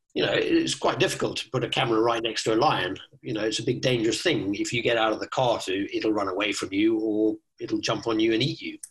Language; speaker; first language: English; native; English